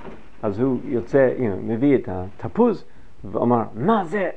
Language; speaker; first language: Hebrew; non-native, fluent; English